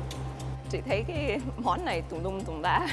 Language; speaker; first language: Vietnamese; early bilingual, heritage; English